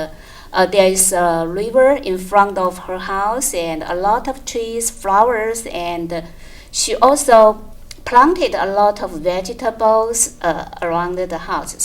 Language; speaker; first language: English; non-native, fluent; Chinese